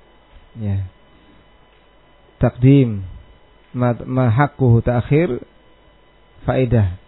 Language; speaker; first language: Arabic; non-native, fluent; Indonesian